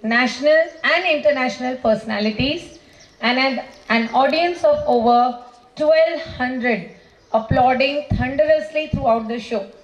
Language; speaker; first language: English; non-native, local second language; Marathi